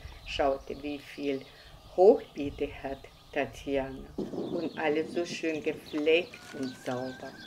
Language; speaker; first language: German; non-native, fluent; Russian